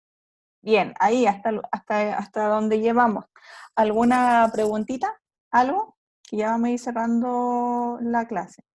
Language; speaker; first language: Spanish; native; Spanish